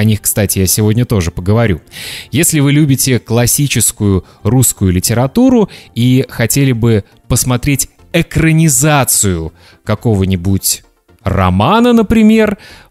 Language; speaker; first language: Russian; native; Russian